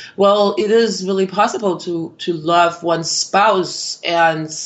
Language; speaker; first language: English; non-native, fluent; Danish